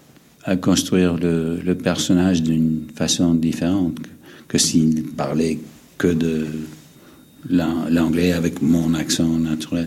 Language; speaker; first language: French; non-native, fluent; English